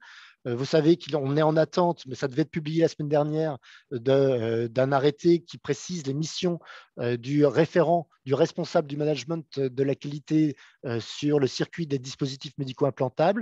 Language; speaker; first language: French; native; French